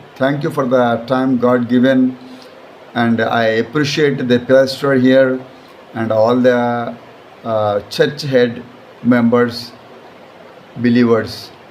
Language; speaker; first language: English; non-native, local second language; Telugu